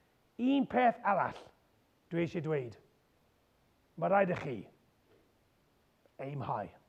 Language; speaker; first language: Welsh; non-native, local second language; English